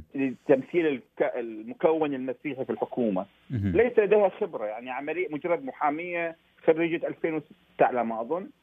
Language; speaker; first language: Arabic; native; Arabic